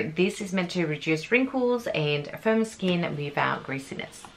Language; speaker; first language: English; native; English